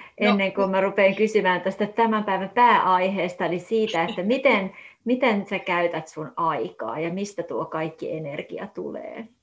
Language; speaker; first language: Finnish; native; Finnish